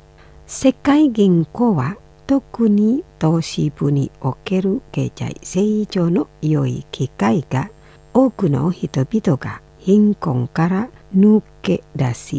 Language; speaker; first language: Japanese; non-native, fluent; Indonesian